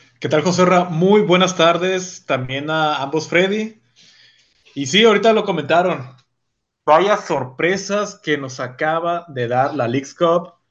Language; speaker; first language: Spanish; native; Spanish